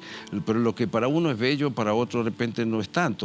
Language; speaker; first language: Spanish; native; Spanish